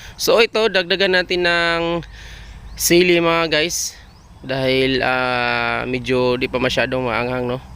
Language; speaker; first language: Filipino; non-native, local second language; Cebuano